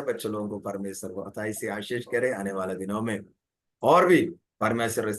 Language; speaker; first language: Hindi; non-native, local second language; Malayalam